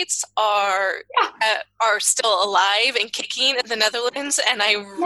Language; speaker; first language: English; native; English